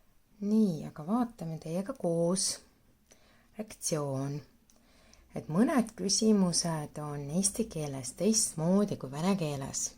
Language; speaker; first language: Estonian; non-native, local second language; Russian